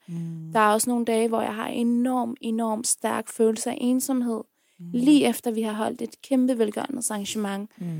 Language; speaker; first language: Danish; early bilingual, other home language; Persian